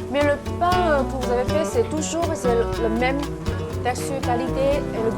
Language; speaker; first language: French; non-native, fluent; Chinese